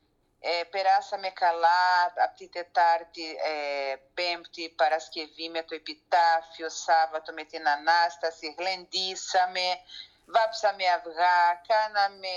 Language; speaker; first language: Greek; early bilingual, heritage; Greek